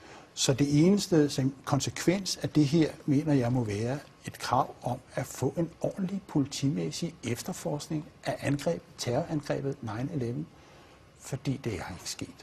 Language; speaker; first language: Danish; native; Danish